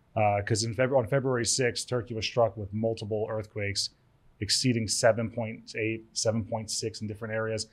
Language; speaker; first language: English; early bilingual, other home language; Turkish